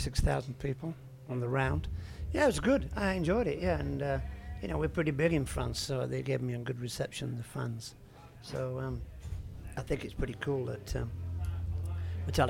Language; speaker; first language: English; native; English